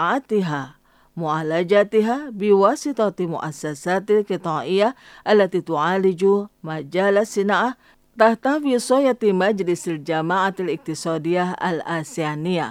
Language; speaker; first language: Arabic; non-native, fluent; Indonesian